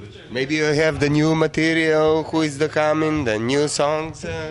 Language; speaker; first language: English; non-native, learner; Macedonian